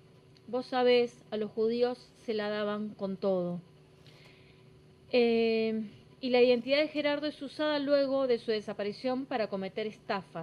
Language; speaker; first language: Spanish; native; Spanish